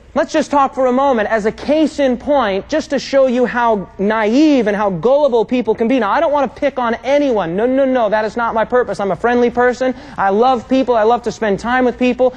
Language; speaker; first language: English; native; English